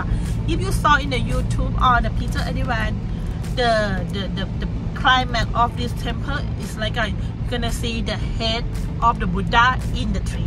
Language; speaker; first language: English; non-native, learner; Thai